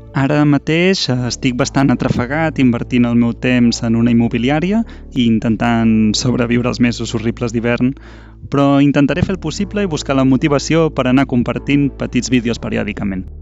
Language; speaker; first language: Catalan; native; Catalan